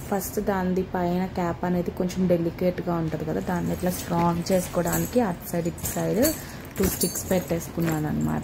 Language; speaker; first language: Telugu; native; Telugu